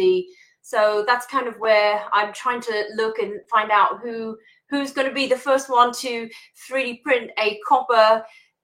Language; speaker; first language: English; native; English